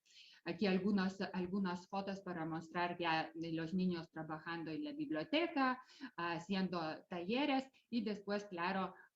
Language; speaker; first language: Spanish; non-native, fluent; Lithuanian